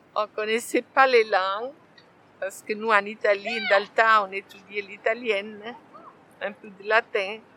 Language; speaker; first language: French; non-native, fluent; Italian